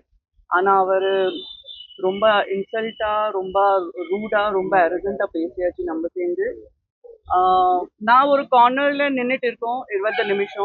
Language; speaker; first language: Tamil; non-native, local second language; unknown